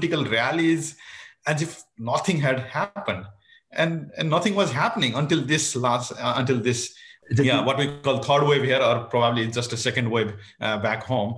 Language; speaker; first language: English; non-native, local second language; Nepali